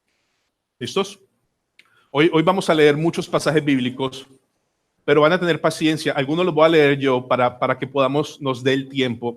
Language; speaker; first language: Spanish; native; Spanish